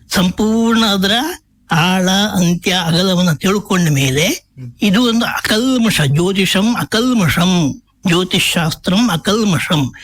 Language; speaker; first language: Kannada; native; Kannada